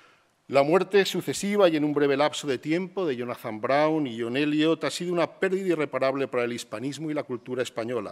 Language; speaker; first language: Spanish; native; Spanish